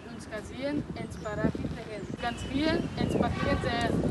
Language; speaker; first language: German; non-native, learner; Catalan